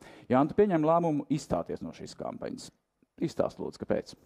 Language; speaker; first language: Latvian; native; Latvian